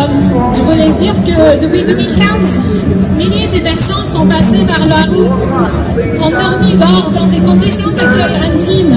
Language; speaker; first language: French; non-native, fluent; Arabic